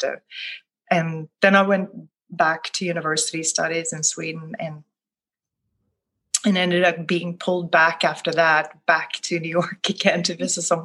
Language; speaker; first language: English; non-native, fluent; Swedish